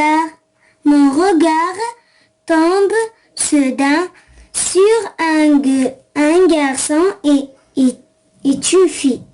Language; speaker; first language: French; non-native, local second language; Arabic